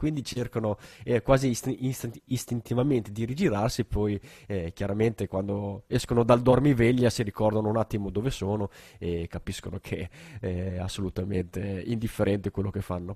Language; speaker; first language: Italian; native; Italian